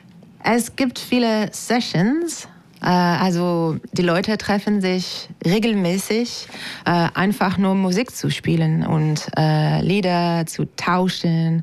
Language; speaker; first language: German; non-native, fluent; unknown